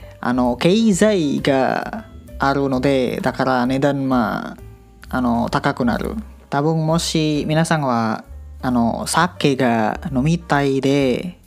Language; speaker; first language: Japanese; non-native, learner; Indonesian